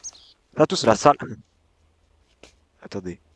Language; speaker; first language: French; native; French